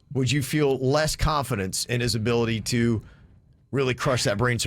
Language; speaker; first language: English; native; English